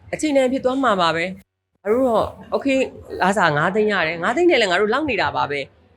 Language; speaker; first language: Burmese; native; Burmese